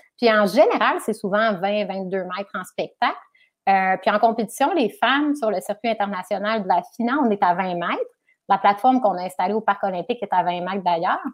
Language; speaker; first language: French; native; French